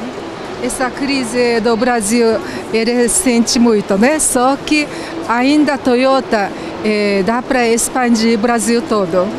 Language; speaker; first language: Portuguese; non-native, learner; Japanese